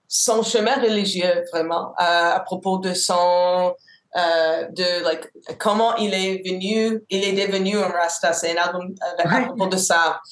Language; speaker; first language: French; non-native, local second language; English